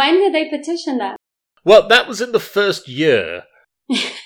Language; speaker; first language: English; native; English